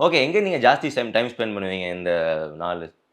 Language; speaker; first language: Tamil; native; Tamil